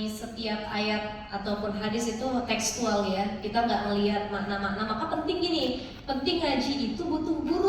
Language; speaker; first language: Indonesian; native; Indonesian